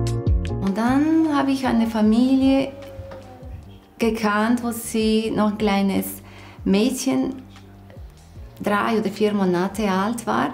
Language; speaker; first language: German; non-native, fluent; Spanish